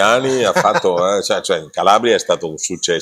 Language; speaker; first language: Italian; native; Italian